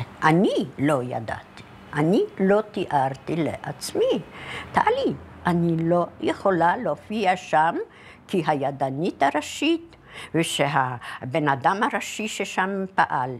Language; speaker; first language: Hebrew; non-native, fluent; Polish